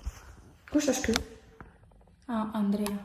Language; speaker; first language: Albanian; early bilingual, heritage; Albanian